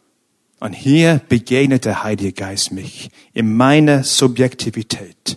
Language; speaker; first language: German; non-native, fluent; English